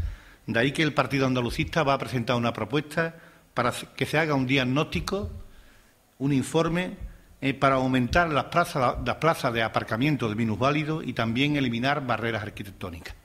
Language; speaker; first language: Spanish; native; Spanish